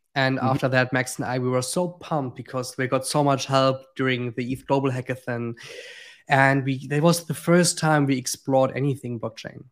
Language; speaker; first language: English; non-native, fluent; German